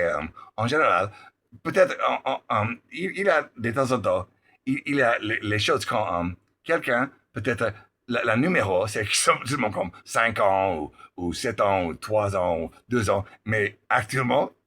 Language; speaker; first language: French; non-native, learner; English